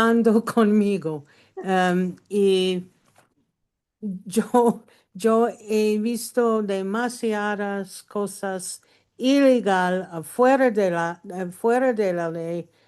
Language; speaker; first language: Spanish; non-native, learner; English